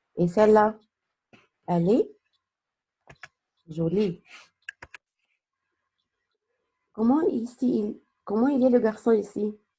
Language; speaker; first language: French; non-native, fluent; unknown